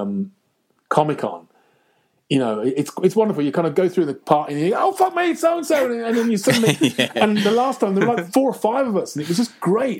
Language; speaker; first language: English; native; English